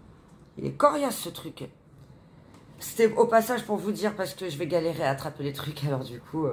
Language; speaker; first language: French; native; French